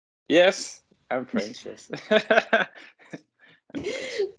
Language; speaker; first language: English; non-native, fluent; French